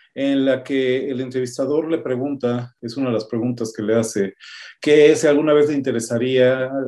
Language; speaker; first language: Spanish; native; Spanish